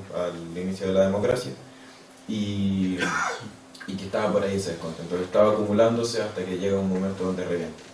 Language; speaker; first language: Spanish; native; Spanish